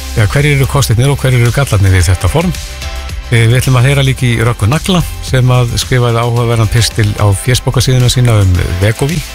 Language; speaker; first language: Icelandic; native; Icelandic